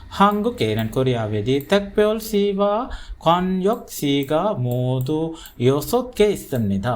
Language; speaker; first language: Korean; non-native, fluent; Sinhala